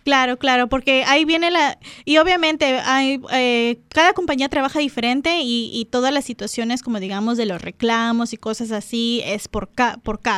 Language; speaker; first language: Spanish; native; Spanish